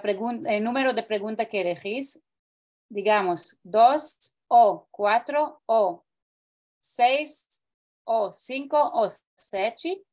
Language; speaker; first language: Spanish; non-native, fluent; Portuguese